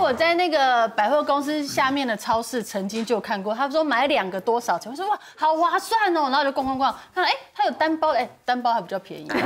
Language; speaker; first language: Chinese; native; Chinese